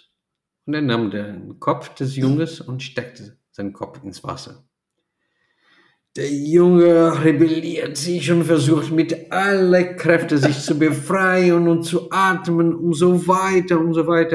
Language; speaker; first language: German; non-native, fluent; Portuguese